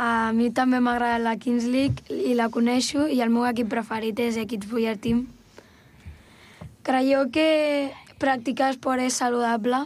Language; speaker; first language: Catalan; native; Catalan